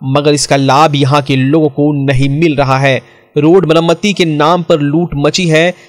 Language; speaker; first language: Hindi; native; Hindi